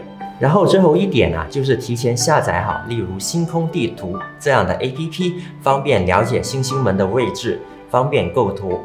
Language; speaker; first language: Chinese; non-native, local second language; Cantonese